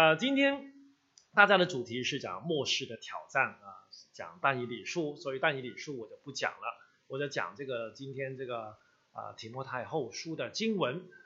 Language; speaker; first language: Chinese; non-native, local second language; Cantonese